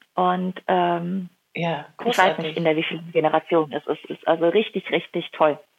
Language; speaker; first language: German; native; German